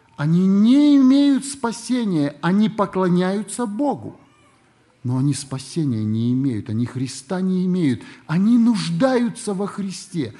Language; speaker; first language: Russian; native; Russian